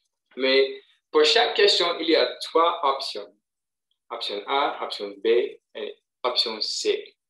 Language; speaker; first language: French; non-native, fluent; English